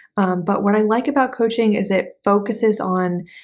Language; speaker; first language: English; native; English